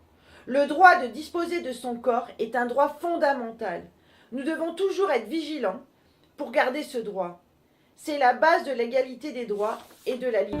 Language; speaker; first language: French; native; French